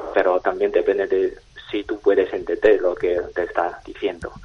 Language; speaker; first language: Spanish; non-native, fluent; Chinese